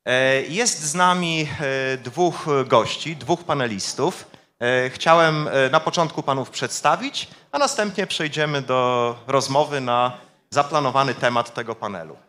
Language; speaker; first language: Polish; native; Polish